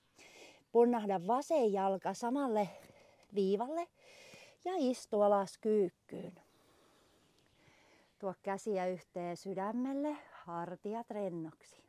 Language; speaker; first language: Finnish; native; Finnish